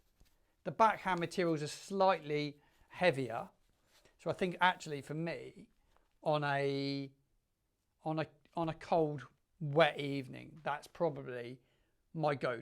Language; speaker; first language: English; native; English